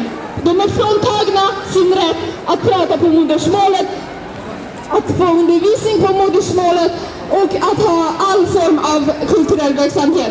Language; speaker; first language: Swedish; non-native, fluent; Azerbaijani